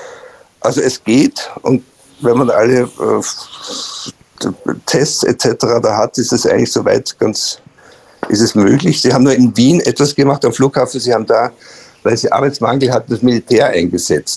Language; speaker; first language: German; native; German